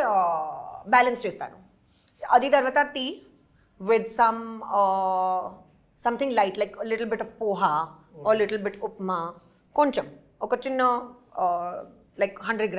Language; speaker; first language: Telugu; non-native, fluent; Hindi